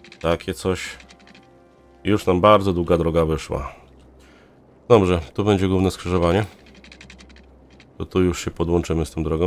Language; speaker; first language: Polish; native; Polish